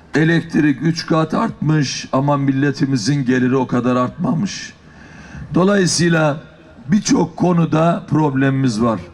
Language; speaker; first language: Turkish; native; Turkish